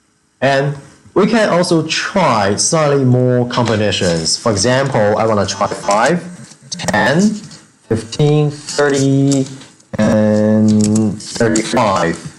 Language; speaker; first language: English; non-native, fluent; Chinese